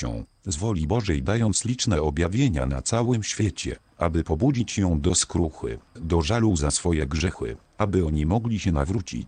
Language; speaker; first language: Polish; native; Polish